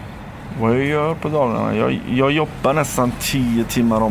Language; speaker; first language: Swedish; non-native, fluent; Persian